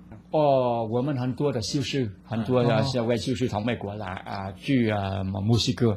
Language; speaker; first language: Chinese; non-native, learner; Vietnamese